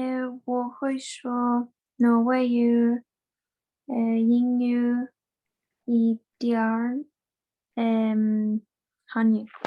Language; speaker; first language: Chinese; non-native, learner; Norwegian